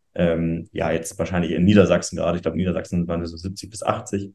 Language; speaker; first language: German; native; German